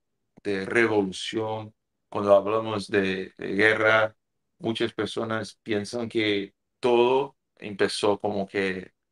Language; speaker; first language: Spanish; non-native, fluent; Portuguese